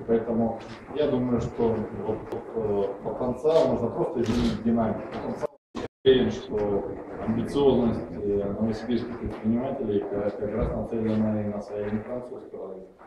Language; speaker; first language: Russian; native; Russian